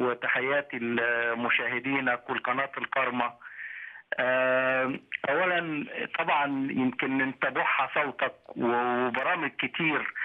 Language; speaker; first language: Arabic; native; Arabic